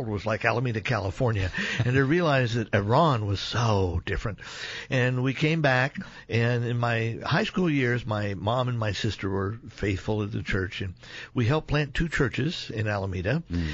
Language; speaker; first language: English; native; English